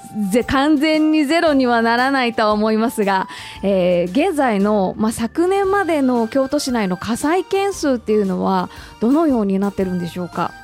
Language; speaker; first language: Japanese; native; Japanese